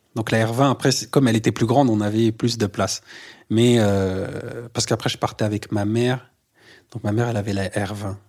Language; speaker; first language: French; native; French